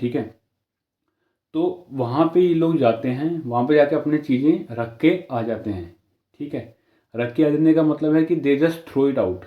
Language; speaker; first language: Hindi; native; Hindi